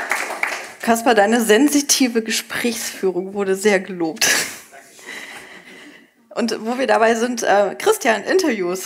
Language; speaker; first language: German; native; German